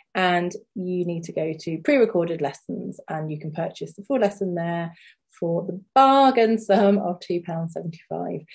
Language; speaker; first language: English; native; English